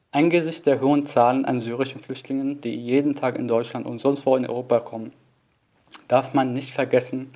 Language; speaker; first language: German; non-native, fluent; Arabic